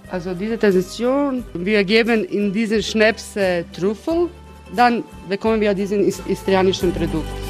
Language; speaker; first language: German; non-native, fluent; Croatian